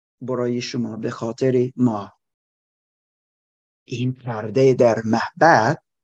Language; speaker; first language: Persian; non-native, learner; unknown